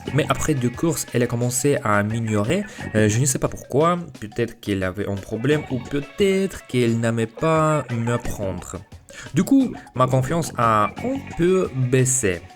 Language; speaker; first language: French; non-native, fluent; Russian